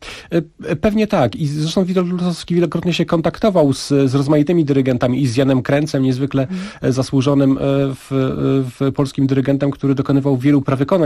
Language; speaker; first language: Polish; native; Polish